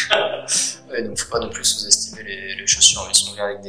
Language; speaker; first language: French; native; French